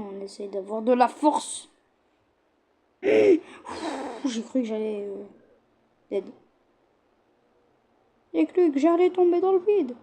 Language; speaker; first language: French; native; French